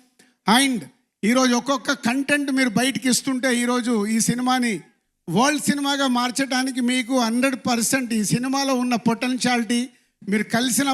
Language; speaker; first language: Telugu; native; Telugu